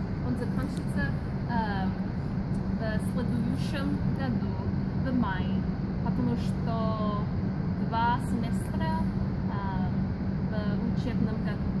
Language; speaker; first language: Russian; non-native, fluent; English